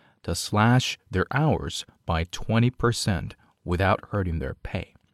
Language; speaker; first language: English; non-native, fluent; Chinese